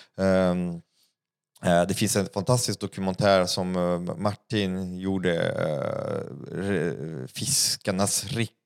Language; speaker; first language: Swedish; non-native, fluent; French